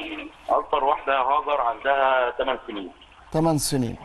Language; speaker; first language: Arabic; native; Arabic